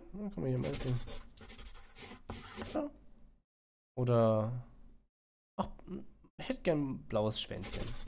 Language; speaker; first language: German; native; German